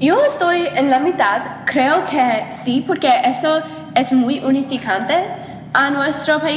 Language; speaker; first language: Spanish; non-native, learner; English